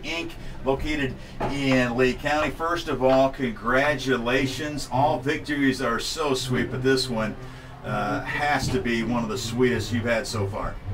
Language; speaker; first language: English; native; English